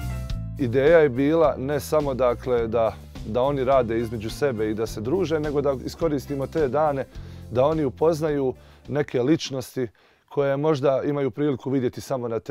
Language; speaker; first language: Bosnian; native; Bosnian